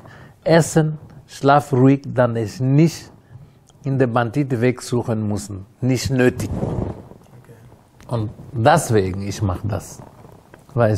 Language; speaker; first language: German; non-native, learner; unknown